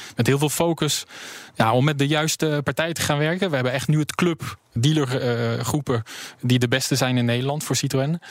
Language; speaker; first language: Dutch; early bilingual, heritage; Dutch